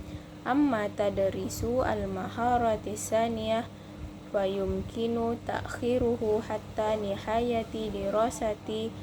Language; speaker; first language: Arabic; non-native, learner; Indonesian